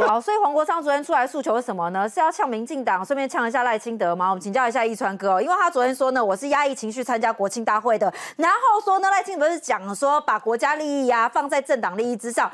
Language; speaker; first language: Chinese; native; Chinese